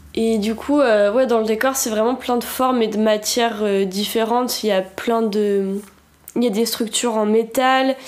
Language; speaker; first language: French; native; French